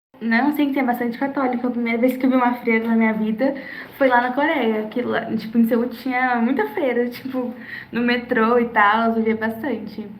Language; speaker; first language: Portuguese; native; Portuguese